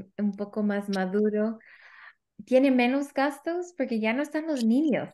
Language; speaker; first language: Spanish; early bilingual, heritage; Spanish